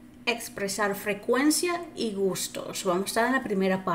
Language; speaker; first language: Spanish; non-native, fluent; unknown